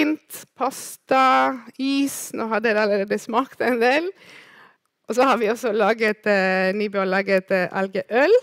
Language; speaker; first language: Norwegian; non-native, fluent; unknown